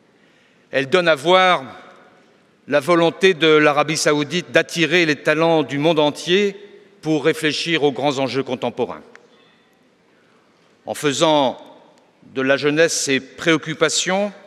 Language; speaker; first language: French; native; French